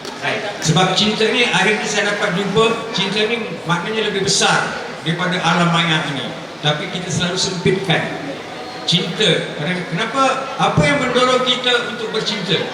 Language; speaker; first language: Malay; native; Malay